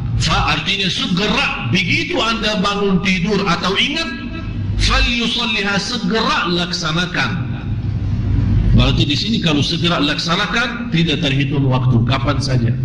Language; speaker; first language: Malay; non-native, fluent; Arabic